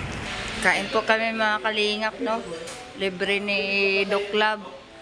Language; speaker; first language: Filipino; non-native, local second language; Cebuano